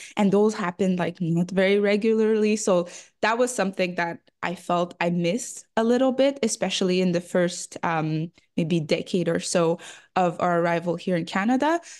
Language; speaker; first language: English; early bilingual, other home language; French